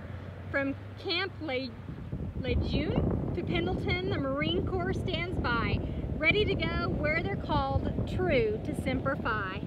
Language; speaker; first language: English; native; English